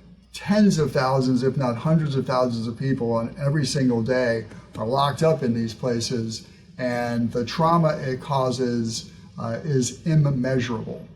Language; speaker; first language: English; native; English